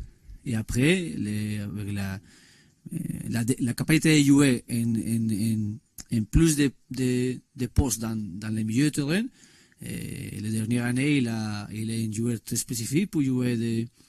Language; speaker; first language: French; non-native, learner; Spanish